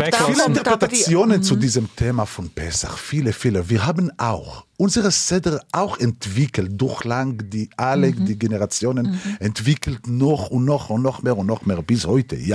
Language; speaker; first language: German; non-native, learner; Hebrew